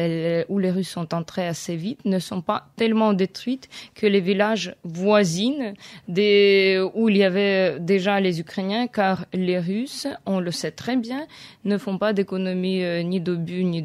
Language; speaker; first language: French; non-native, fluent; Ukrainian